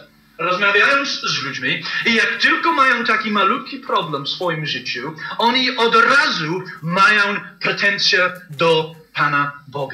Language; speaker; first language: Polish; non-native, fluent; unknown